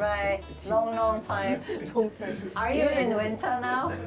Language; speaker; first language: English; non-native, fluent; Korean